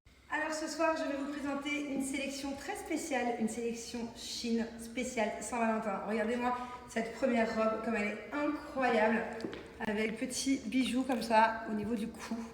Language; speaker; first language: French; native; French